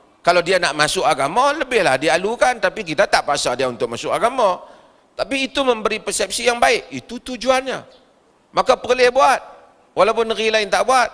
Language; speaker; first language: Malay; native; Malay